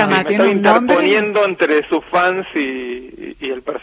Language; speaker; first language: Spanish; native; Spanish